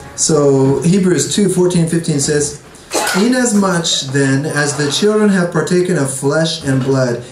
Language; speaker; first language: English; native; English